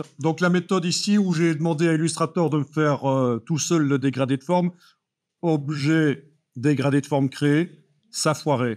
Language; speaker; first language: French; native; French